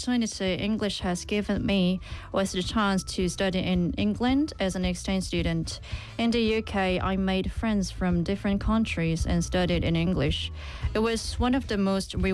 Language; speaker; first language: English; non-native, fluent; Korean